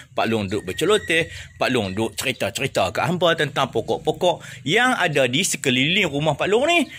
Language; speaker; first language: Malay; native; Malay